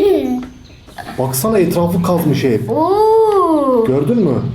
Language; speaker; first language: Turkish; native; Turkish